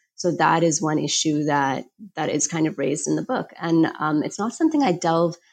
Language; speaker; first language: English; native; English